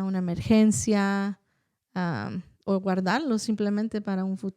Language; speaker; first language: Spanish; early bilingual, heritage; Spanish